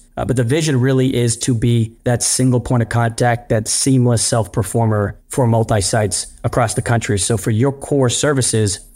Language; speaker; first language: English; native; English